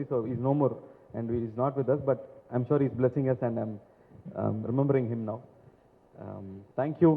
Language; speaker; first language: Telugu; non-native, learner; Tamil